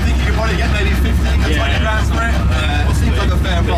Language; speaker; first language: English; native; English